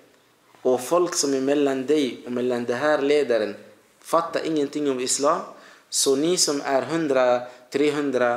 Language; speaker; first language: Swedish; early bilingual, other home language; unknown